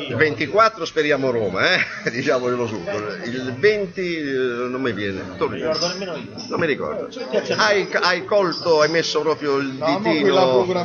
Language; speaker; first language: Italian; native; Italian